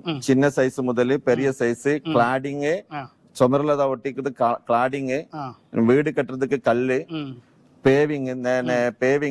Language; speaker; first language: Tamil; non-native, learner; Malayalam